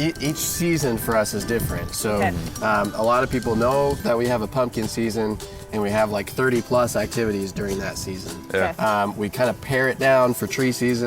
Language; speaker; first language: English; native; English